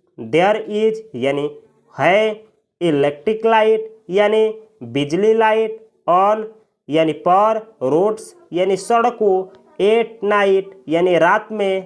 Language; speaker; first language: Hindi; native; Hindi